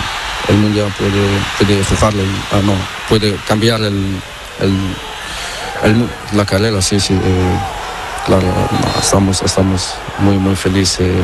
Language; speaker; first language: Spanish; non-native, learner; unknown